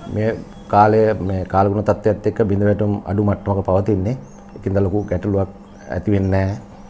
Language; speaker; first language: Sinhala; native; Sinhala